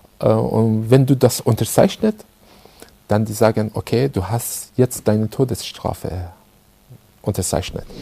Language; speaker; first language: German; non-native, learner; Persian